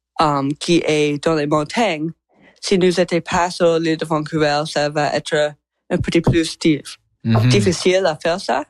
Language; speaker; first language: French; non-native, learner; English